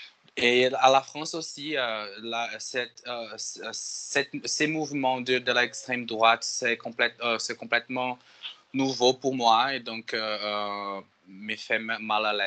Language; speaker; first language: French; non-native, learner; Portuguese